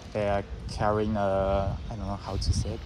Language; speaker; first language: English; non-native, learner; Chinese